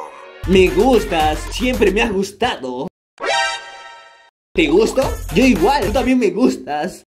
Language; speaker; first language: Spanish; native; Spanish